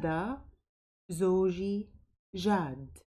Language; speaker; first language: Arabic; native; Arabic